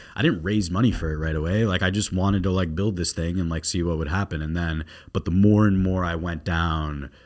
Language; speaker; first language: English; native; English